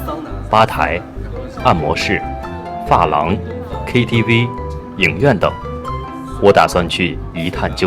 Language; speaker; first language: Chinese; native; Chinese